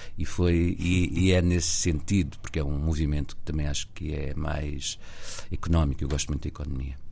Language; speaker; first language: Portuguese; native; Portuguese